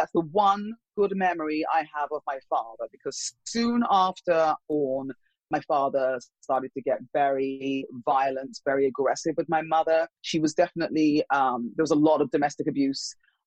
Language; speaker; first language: English; native; English